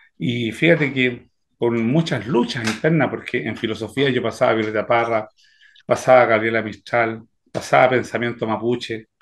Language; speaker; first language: Spanish; native; Spanish